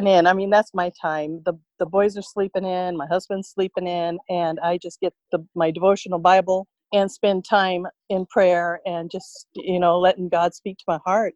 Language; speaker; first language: English; native; English